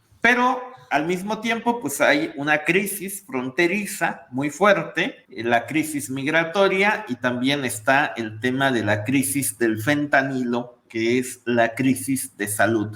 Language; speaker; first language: Spanish; native; Spanish